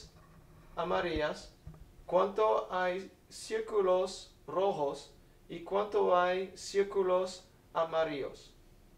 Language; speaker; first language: Spanish; non-native, fluent; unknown